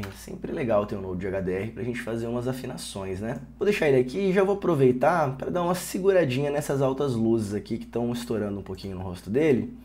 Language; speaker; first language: Portuguese; native; Portuguese